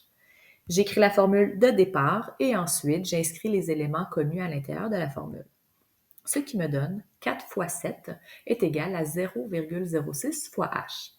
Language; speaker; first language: French; native; French